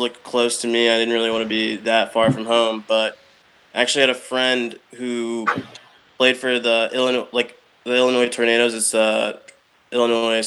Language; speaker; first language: English; native; English